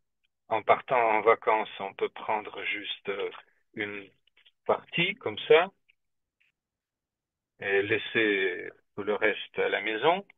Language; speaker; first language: French; non-native, fluent; Russian